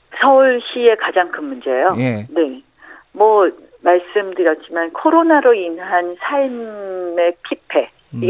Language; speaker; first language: Korean; native; Korean